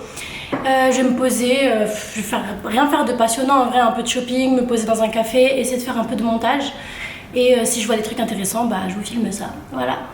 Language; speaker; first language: French; native; French